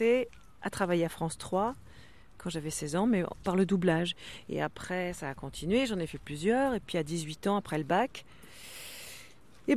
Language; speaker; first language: French; non-native, local second language; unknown